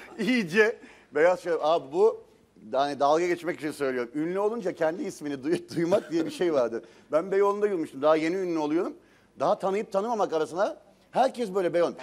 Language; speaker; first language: Turkish; native; Turkish